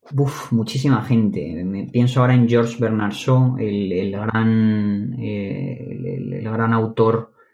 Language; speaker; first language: Spanish; native; Spanish